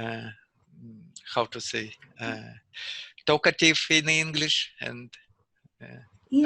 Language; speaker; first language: English; non-native, learner; Russian